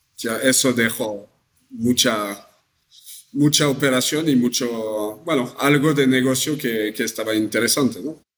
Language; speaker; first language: Spanish; non-native, fluent; French